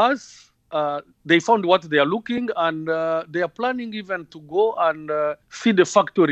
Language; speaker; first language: English; non-native, local second language; Kinyarwanda